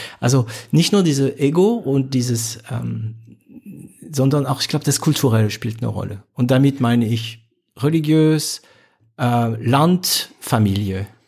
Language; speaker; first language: German; non-native, fluent; French